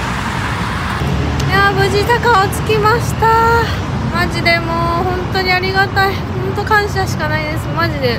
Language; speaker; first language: Japanese; native; Japanese